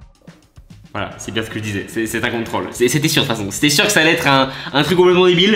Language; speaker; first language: French; native; French